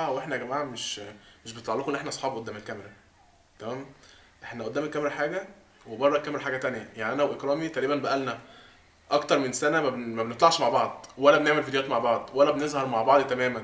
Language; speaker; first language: Arabic; native; Arabic